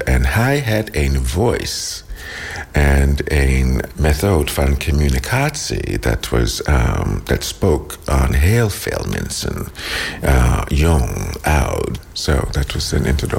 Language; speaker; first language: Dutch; non-native, learner; English